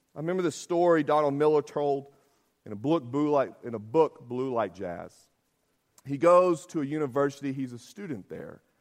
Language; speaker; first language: English; native; English